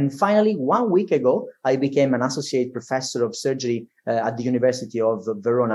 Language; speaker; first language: English; non-native, fluent; Italian